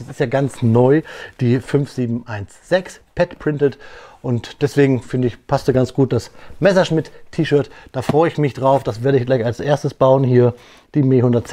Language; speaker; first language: German; native; German